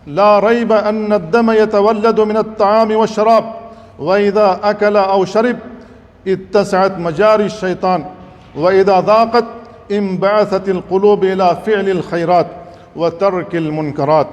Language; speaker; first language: Arabic; non-native, fluent; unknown